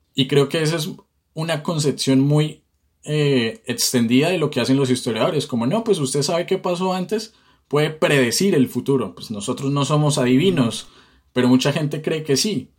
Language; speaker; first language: Spanish; native; Spanish